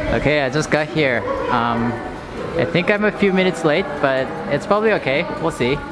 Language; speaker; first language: English; non-native, fluent; Japanese